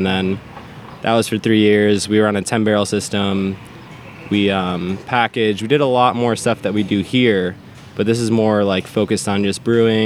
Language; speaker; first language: English; native; English